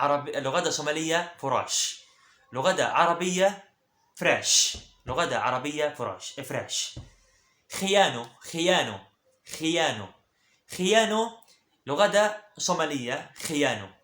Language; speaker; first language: Arabic; early bilingual, other home language; Somali